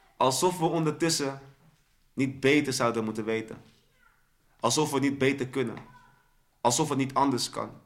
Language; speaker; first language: Dutch; early bilingual, other home language; Sranan Tongo